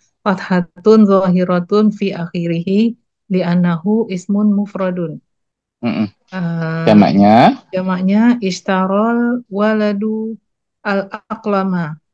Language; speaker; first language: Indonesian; native; Indonesian